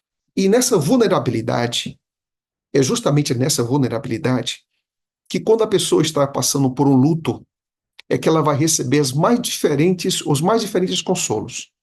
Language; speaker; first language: Portuguese; native; Portuguese